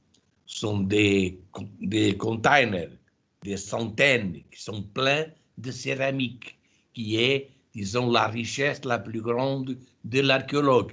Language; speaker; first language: French; non-native, fluent; Portuguese